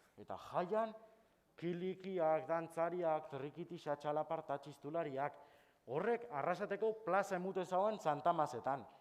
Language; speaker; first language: Basque; native; Basque